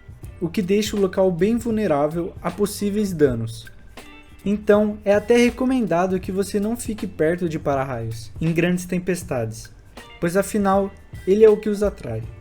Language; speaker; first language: Portuguese; native; Portuguese